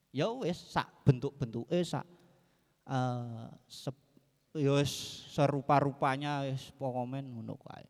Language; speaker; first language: Indonesian; native; Indonesian